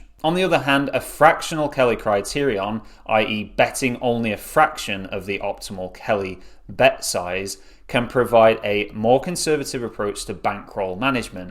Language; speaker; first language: English; native; English